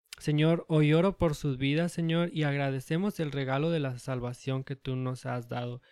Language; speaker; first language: Spanish; early bilingual, heritage; Spanish